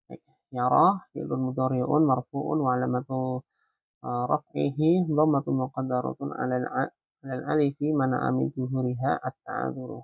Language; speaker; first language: Arabic; non-native, fluent; Indonesian